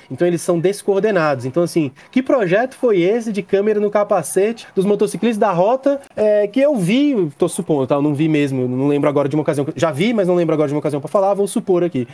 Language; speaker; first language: Portuguese; native; Portuguese